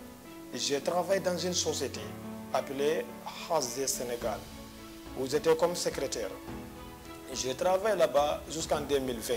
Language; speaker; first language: French; non-native, local second language; Fula